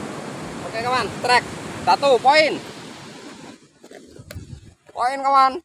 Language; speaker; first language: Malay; non-native, local second language; Javanese